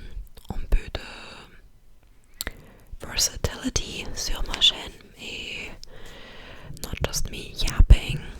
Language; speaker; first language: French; non-native, learner; English